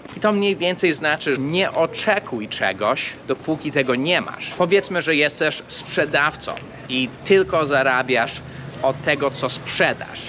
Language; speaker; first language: Polish; non-native, fluent; English